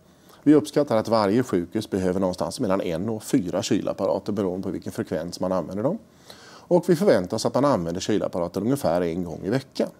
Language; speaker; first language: Swedish; native; Swedish